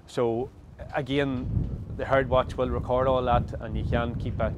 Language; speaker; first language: English; native; English